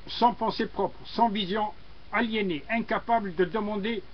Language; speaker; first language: French; non-native, local second language; Arabic